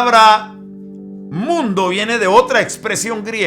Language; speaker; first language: Spanish; native; Spanish